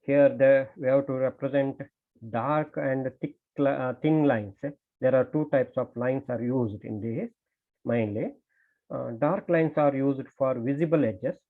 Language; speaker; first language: English; non-native, local second language; Kannada